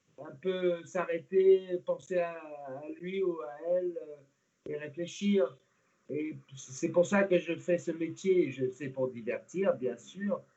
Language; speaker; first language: French; non-native, fluent; English